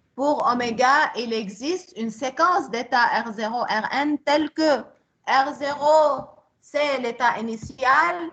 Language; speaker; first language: French; non-native, local second language; Arabic